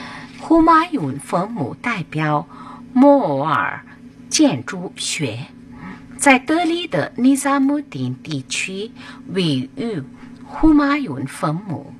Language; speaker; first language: Chinese; non-native, fluent; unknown